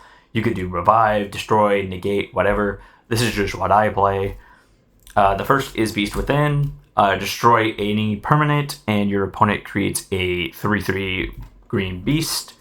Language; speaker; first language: English; native; English